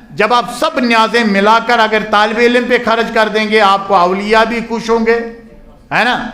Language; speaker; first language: Urdu; non-native, local second language; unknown